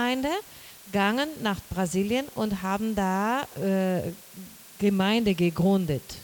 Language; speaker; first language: German; non-native, learner; Portuguese